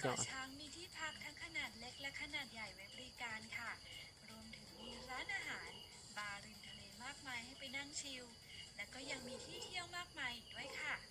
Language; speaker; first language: Thai; native; Thai